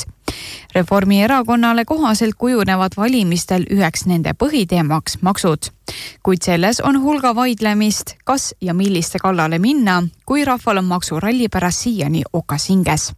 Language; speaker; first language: Estonian; native; Estonian